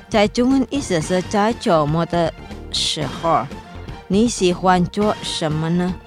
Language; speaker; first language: Chinese; non-native, fluent; Indonesian